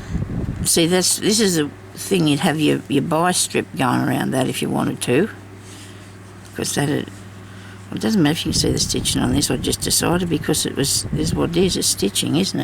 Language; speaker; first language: English; native; English